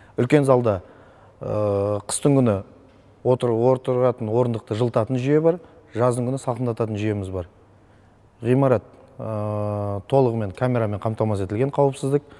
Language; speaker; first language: Kazakh; native; Kazakh